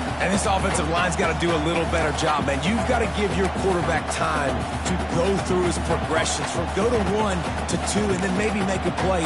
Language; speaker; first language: English; native; English